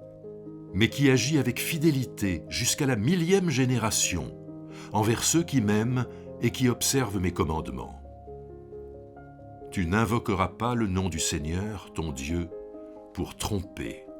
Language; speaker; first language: French; native; French